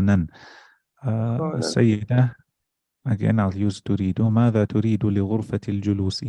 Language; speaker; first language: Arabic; non-native, fluent; English